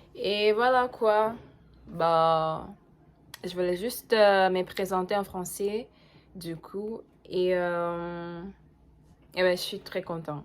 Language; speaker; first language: French; non-native, fluent; Portuguese